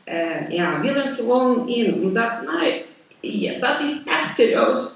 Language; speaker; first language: Dutch; non-native, learner; Ukrainian